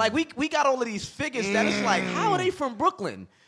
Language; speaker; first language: English; native; English